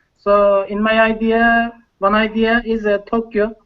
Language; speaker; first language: English; non-native, learner; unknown